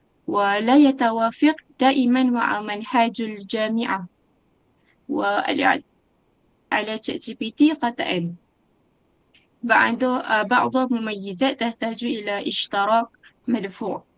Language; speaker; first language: Arabic; non-native, learner; Malay